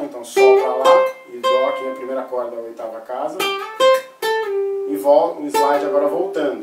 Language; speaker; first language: Portuguese; native; Portuguese